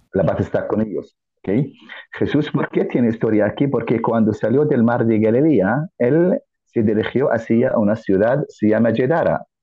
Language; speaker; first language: Spanish; non-native, fluent; Arabic